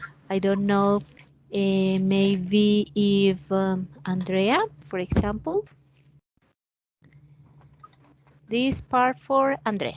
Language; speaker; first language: English; non-native, learner; Spanish